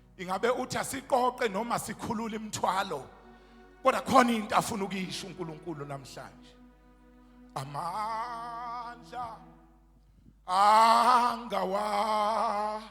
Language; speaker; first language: Zulu; native; Zulu